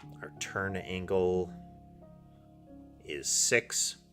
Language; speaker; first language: English; native; English